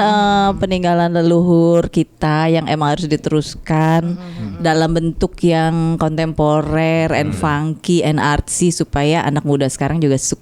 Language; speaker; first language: Indonesian; native; Indonesian